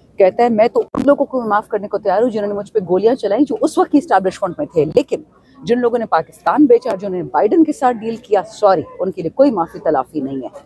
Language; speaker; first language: Urdu; non-native, local second language; Pashto